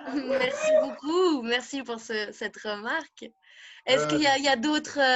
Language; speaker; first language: French; native; French